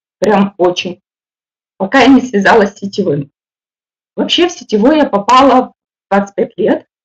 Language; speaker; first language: Russian; native; Russian